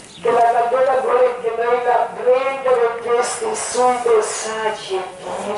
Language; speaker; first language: Italian; non-native, learner; Croatian